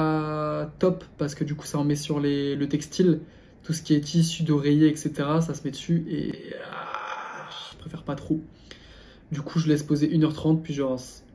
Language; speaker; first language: French; native; French